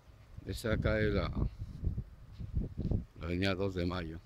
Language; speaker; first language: Spanish; native; Spanish